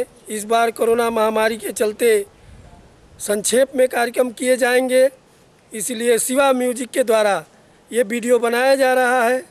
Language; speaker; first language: Hindi; native; Hindi